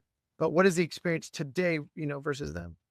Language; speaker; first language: English; native; English